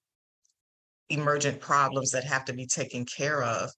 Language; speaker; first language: English; native; English